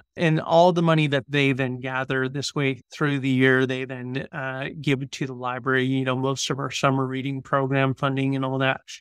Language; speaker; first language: English; native; English